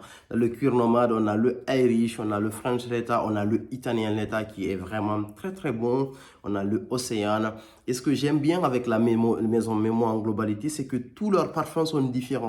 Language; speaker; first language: French; native; French